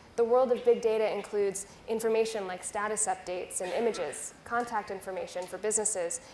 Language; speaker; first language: English; native; English